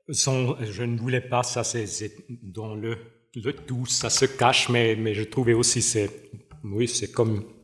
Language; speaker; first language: French; non-native, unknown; German